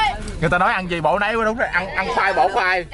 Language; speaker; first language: Vietnamese; native; Vietnamese